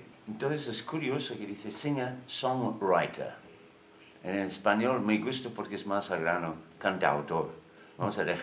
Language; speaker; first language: Spanish; non-native, fluent; English